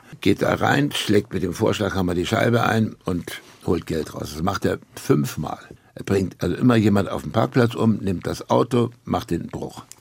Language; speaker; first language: German; native; German